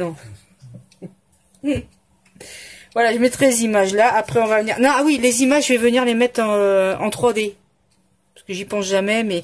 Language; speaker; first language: French; native; French